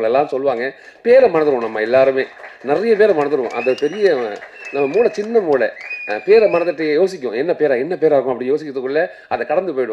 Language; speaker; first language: Tamil; native; Tamil